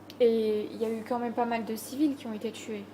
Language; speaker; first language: French; native; French